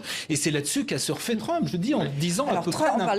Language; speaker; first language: French; native; French